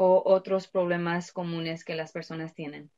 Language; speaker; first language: Spanish; early bilingual, heritage; Spanish